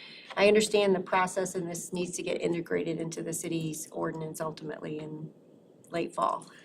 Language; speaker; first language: English; native; English